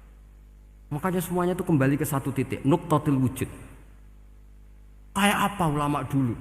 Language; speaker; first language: Indonesian; non-native, local second language; Javanese